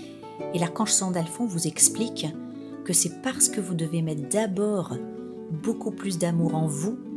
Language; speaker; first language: French; native; French